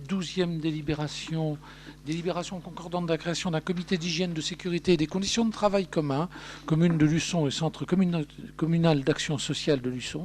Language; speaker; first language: French; native; French